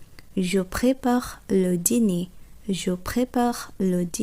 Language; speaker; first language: French; non-native, fluent; Bangla